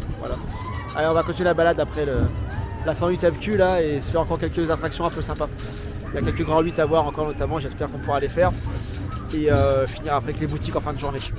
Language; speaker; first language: French; native; French